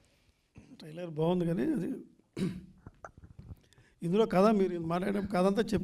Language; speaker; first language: Telugu; native; Telugu